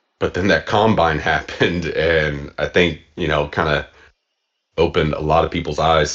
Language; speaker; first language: English; native; English